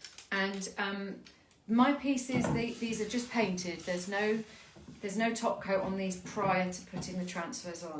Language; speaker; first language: English; native; English